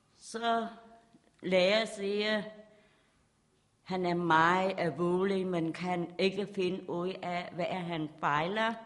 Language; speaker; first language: Danish; non-native, learner; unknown